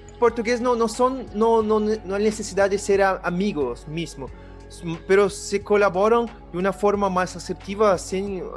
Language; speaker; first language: Portuguese; native; Portuguese